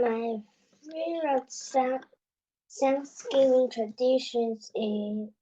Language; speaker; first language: English; non-native, learner; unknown